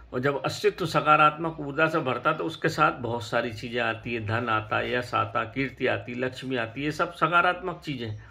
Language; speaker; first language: Hindi; native; Hindi